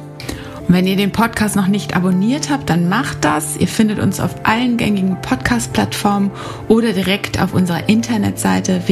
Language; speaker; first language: German; native; German